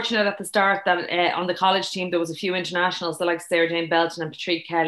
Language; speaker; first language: English; native; English